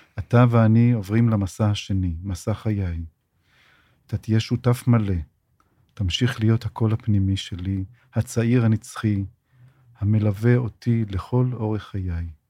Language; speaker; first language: Hebrew; native; Hebrew